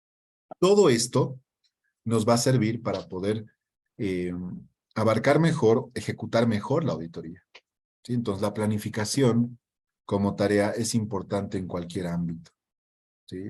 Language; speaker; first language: Spanish; native; Spanish